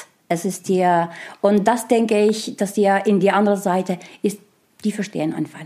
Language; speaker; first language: German; non-native, learner; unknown